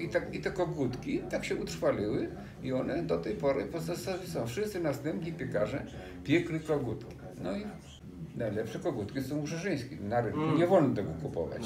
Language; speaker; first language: Polish; native; Polish